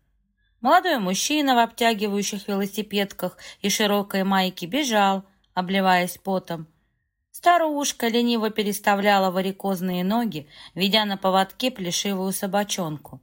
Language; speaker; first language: Russian; native; Russian